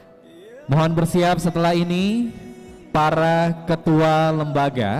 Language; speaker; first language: Indonesian; native; Indonesian